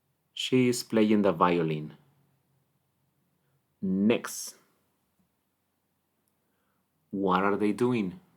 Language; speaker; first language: English; non-native, fluent; Spanish